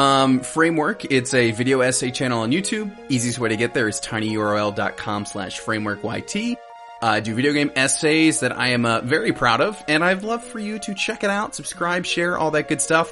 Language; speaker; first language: English; native; English